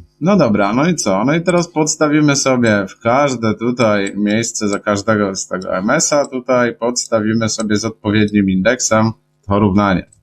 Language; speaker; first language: Polish; native; Polish